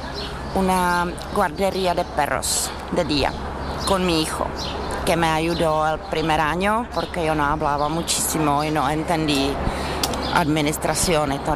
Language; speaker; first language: Spanish; non-native, learner; Czech